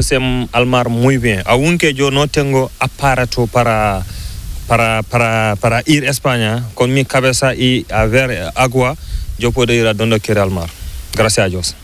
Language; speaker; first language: Spanish; non-native, learner; Fula